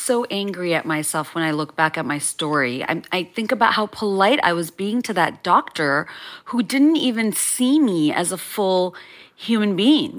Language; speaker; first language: English; non-native, local second language; Bangla